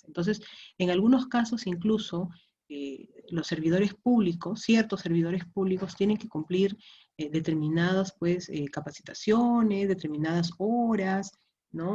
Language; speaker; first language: Spanish; native; Spanish